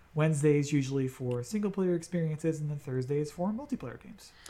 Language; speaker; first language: English; native; English